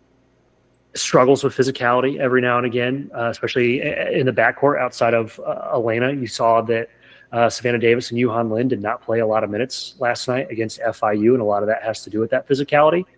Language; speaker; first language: English; native; English